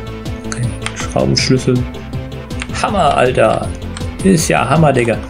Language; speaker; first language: German; native; German